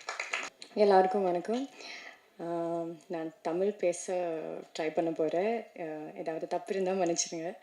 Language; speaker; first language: Tamil; non-native, learner; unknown